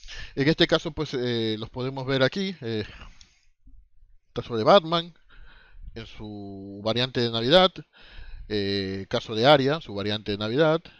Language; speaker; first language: Spanish; native; Spanish